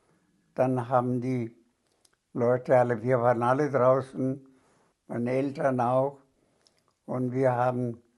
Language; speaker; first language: German; non-native, fluent; Bangla